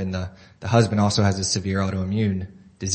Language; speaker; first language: English; native; English